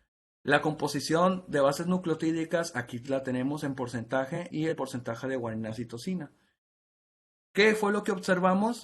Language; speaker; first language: Spanish; native; Spanish